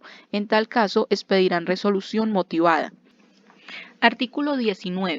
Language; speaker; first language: Spanish; native; Spanish